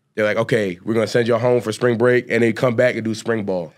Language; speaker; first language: English; native; English